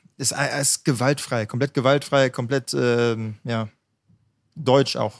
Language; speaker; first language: German; native; German